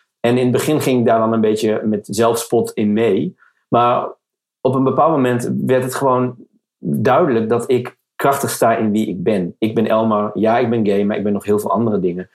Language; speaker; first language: Dutch; native; Dutch